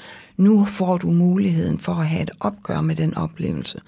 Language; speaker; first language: Danish; native; Danish